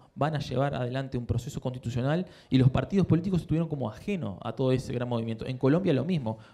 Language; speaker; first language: Spanish; native; Spanish